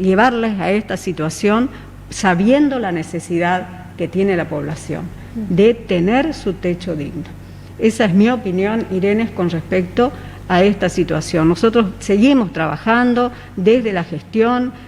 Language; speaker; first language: Spanish; native; Spanish